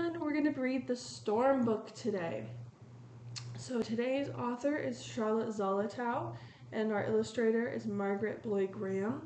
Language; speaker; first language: English; native; English